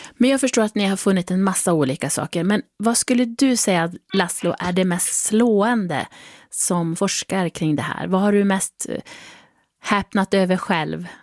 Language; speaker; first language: Swedish; native; Swedish